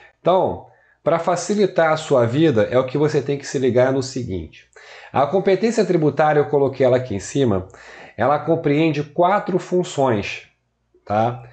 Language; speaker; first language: Portuguese; native; Portuguese